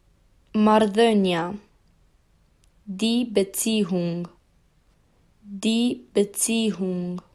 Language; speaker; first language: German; non-native, fluent; Albanian